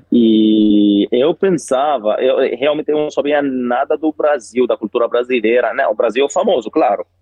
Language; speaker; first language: Portuguese; non-native, fluent; Arabic